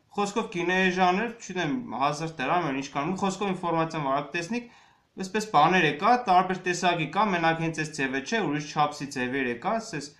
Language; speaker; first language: Armenian; native; Armenian